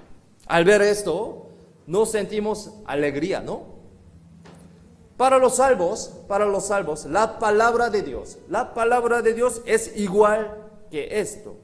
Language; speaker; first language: Spanish; non-native, learner; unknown